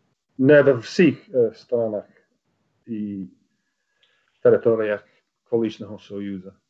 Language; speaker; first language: Ukrainian; non-native, learner; English